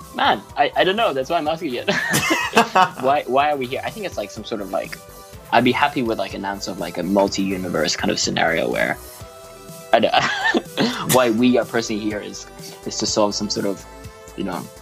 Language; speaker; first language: English; non-native, fluent; French